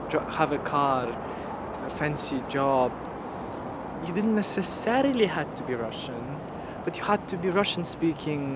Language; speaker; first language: English; non-native, fluent; Russian